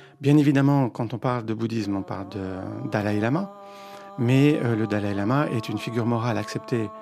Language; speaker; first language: French; native; French